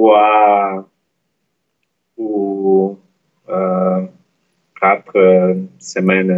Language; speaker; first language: French; non-native, learner; Portuguese